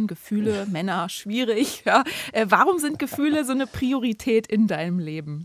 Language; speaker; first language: German; native; German